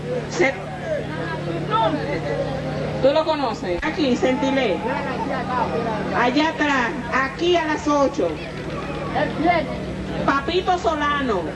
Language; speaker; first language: Spanish; native; Spanish